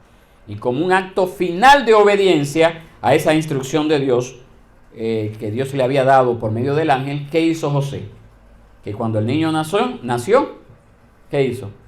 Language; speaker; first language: Spanish; native; Spanish